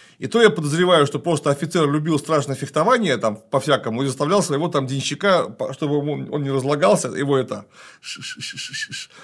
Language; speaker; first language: Russian; native; Russian